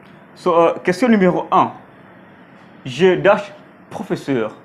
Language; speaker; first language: French; non-native, fluent; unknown